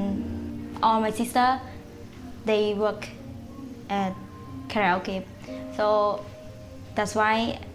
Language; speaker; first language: English; non-native, learner; Khmer